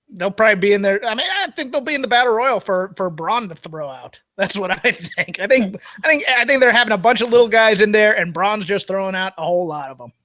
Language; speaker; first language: English; native; English